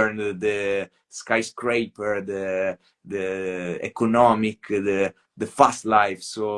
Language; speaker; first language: English; non-native, fluent; Italian